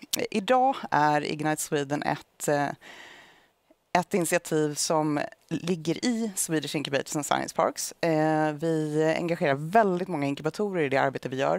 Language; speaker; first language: Swedish; native; Swedish